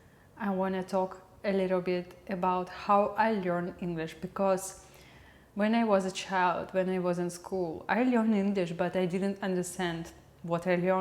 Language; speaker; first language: English; non-native, learner; Russian